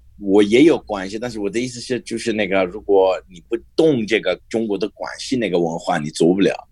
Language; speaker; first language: Chinese; non-native, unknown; English